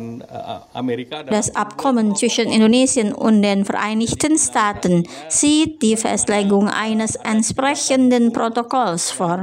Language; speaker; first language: German; non-native, fluent; Indonesian